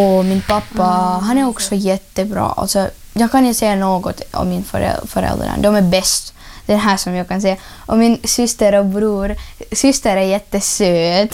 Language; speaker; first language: Swedish; non-native, learner; Ukrainian